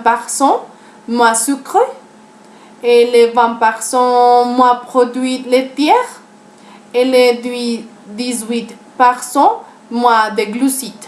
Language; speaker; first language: French; non-native, learner; Spanish